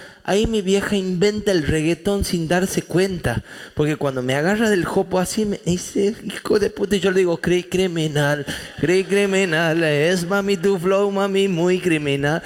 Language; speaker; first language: Spanish; native; Spanish